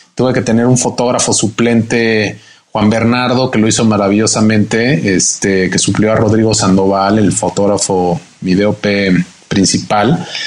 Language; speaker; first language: Spanish; native; Spanish